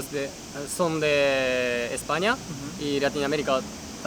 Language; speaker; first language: Spanish; non-native, learner; Japanese